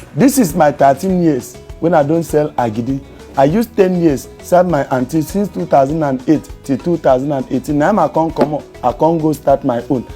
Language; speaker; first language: Nigerian Pidgin; non-native, local second language; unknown